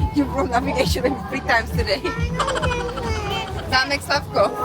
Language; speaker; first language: English; non-native, learner; Czech